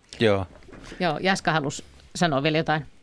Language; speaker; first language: Finnish; native; Finnish